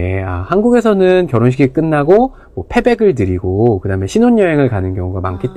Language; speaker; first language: Korean; native; Korean